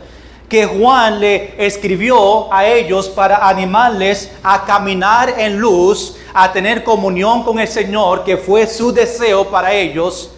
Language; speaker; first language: Spanish; non-native, fluent; English